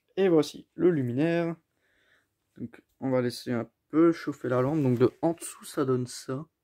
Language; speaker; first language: French; native; French